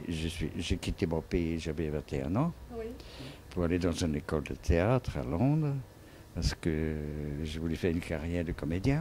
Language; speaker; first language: French; non-native, fluent; English